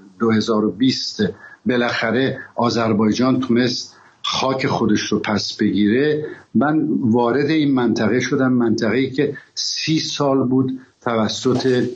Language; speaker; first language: Persian; non-native, local second language; Azerbaijani